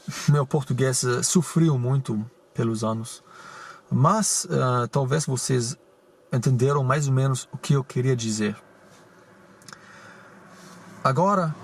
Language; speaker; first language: Portuguese; non-native, fluent; German